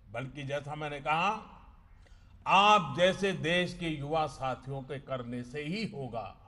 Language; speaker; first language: Hindi; non-native, local second language; Gujarati